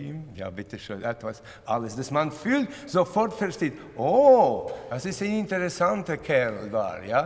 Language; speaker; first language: German; non-native, learner; Latvian